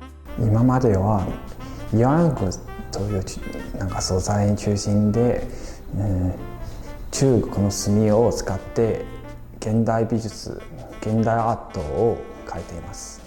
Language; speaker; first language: Japanese; non-native, fluent; Chinese